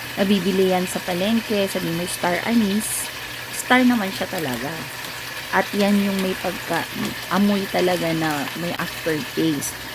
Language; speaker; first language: Filipino; non-native, local second language; Iloko